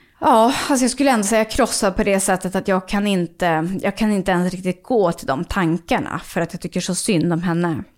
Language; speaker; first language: Swedish; native; Swedish